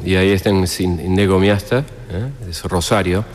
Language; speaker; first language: Polish; non-native, fluent; Spanish